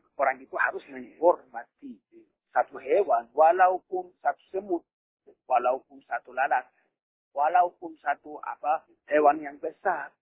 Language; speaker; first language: Indonesian; non-native, fluent; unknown